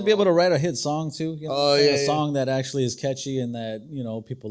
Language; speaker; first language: English; native; English